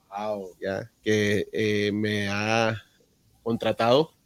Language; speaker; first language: Spanish; native; Spanish